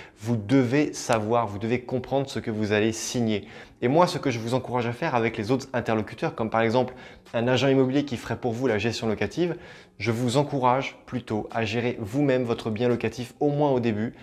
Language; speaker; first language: French; native; French